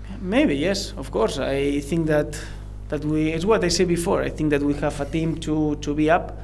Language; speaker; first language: English; non-native, learner; Spanish